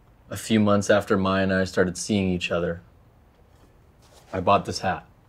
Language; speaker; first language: English; native; English